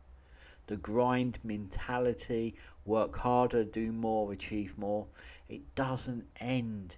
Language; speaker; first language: English; native; English